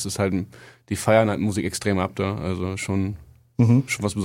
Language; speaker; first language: German; native; German